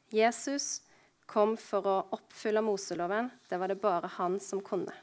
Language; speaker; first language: Norwegian; native; Norwegian